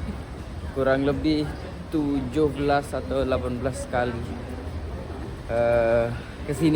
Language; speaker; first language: Indonesian; non-native, local second language; Sasak